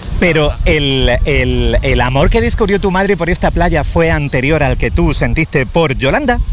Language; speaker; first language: Spanish; native; Spanish